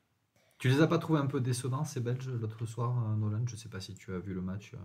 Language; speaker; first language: French; native; French